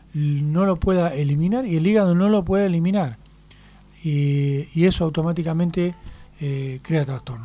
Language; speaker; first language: Spanish; native; Spanish